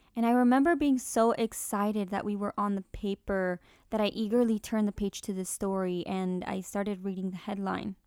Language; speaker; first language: English; early bilingual, other home language; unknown